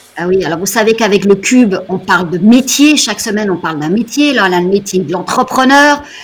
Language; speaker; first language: French; native; French